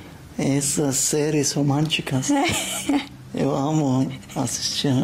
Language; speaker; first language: Portuguese; non-native, learner; German